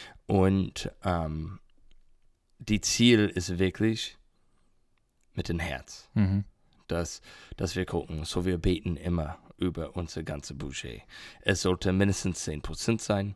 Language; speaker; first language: German; non-native, learner; English